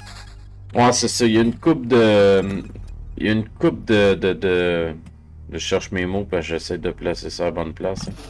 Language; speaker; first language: French; native; French